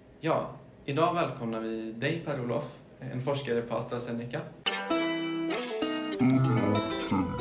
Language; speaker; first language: Swedish; early bilingual, other home language; German